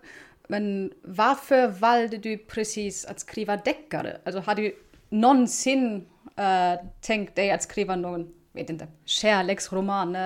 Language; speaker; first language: Swedish; non-native, fluent; German